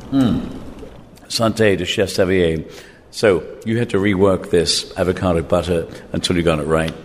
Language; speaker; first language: English; native; English